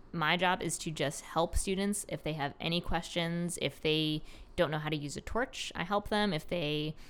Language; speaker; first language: English; native; English